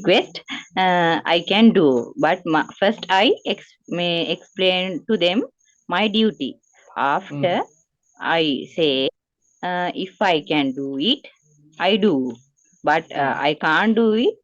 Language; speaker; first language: English; non-native, learner; Sinhala